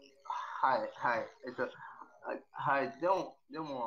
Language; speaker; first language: Japanese; non-native, learner; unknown